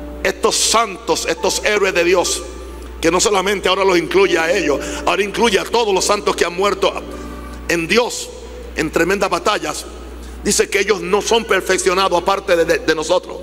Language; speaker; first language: Spanish; native; Spanish